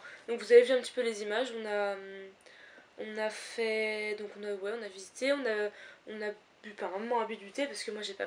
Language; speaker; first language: French; native; French